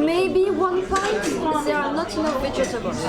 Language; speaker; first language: English; non-native, fluent; French